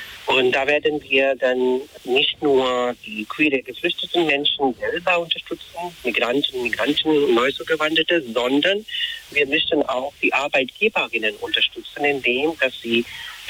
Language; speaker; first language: German; non-native, fluent; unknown